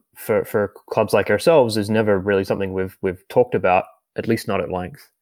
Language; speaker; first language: English; native; English